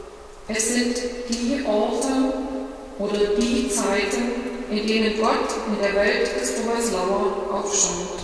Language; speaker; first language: German; native; German